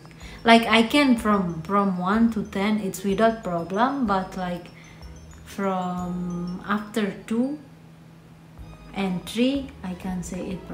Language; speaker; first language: English; non-native, fluent; Indonesian